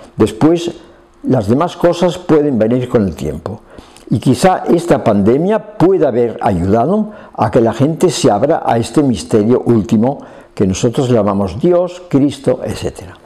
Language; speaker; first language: Spanish; native; Spanish